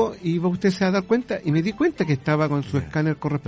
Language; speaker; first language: Spanish; native; Spanish